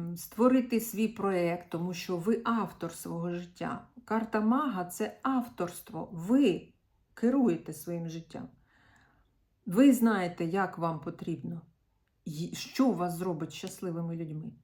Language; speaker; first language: Ukrainian; non-native, local second language; Russian